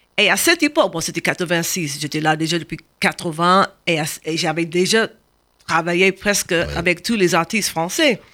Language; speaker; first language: French; non-native, fluent; English